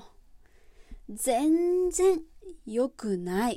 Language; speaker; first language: Japanese; native; Japanese